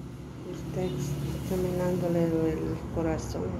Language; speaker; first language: Spanish; native; Spanish